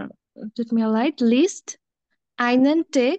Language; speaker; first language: German; non-native, learner; Bangla